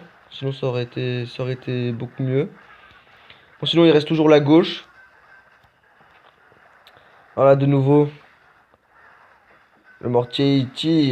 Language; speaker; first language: French; native; French